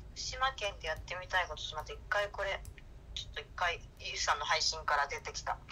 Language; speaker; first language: Japanese; native; Japanese